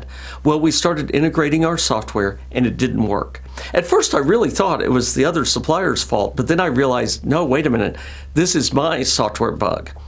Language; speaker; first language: English; native; English